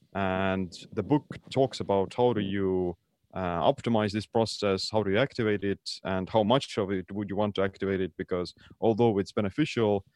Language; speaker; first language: English; non-native, fluent; Estonian